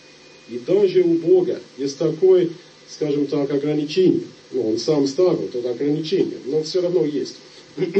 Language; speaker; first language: Russian; non-native, fluent; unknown